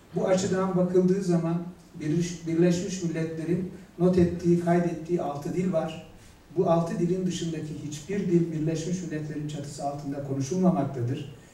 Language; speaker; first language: Turkish; native; Turkish